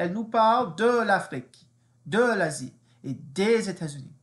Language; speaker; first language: French; non-native, fluent; English